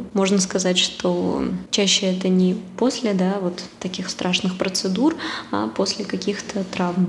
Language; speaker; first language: Russian; native; Russian